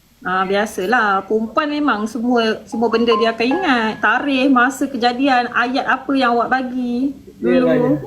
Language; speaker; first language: Malay; native; Malay